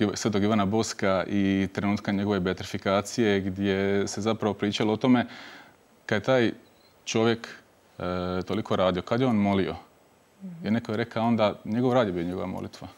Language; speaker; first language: Croatian; native; Croatian